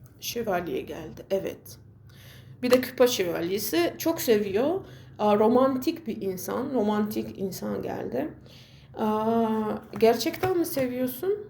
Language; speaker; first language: Turkish; non-native, fluent; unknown